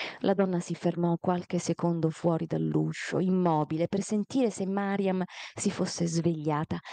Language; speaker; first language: Italian; early bilingual, other home language; Amharic